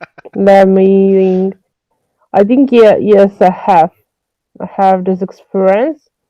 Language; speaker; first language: English; non-native, learner; French